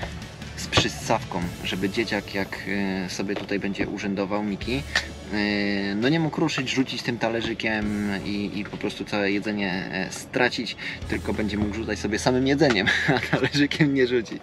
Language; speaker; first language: Polish; native; Polish